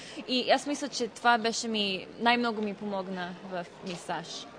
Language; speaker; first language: Bulgarian; early bilingual, heritage; Bulgarian